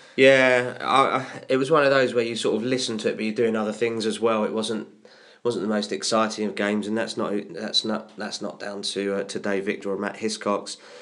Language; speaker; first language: English; native; English